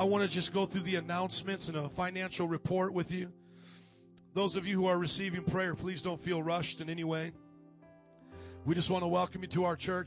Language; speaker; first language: English; native; English